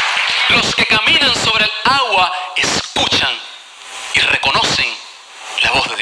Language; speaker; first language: Spanish; native; Spanish